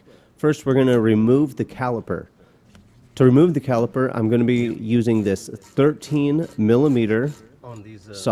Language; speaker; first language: English; native; English